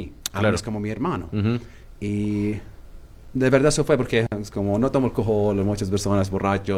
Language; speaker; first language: Spanish; non-native, learner; Arabic